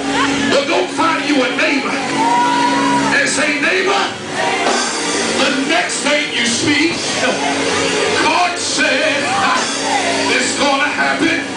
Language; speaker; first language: English; native; English